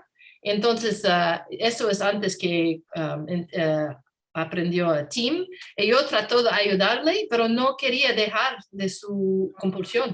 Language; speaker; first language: Spanish; non-native, learner; English